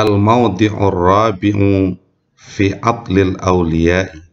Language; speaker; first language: Arabic; non-native, fluent; Indonesian